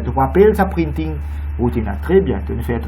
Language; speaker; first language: French; non-native, local second language; Morisyen